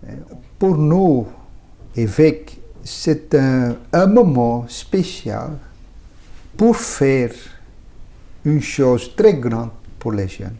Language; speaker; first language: French; non-native, local second language; Dutch